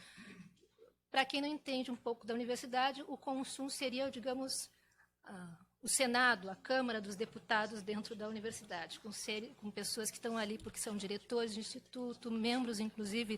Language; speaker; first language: Portuguese; native; Portuguese